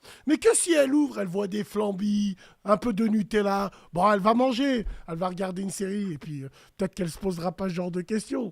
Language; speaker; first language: French; native; French